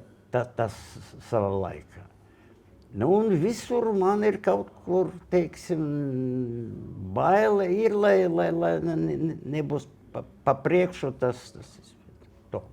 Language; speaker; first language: Latvian; non-native, local second language; Russian